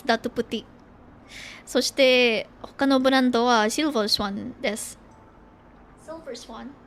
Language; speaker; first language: Japanese; non-native, learner; Filipino